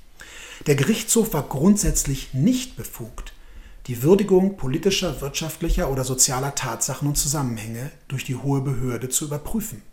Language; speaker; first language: German; native; German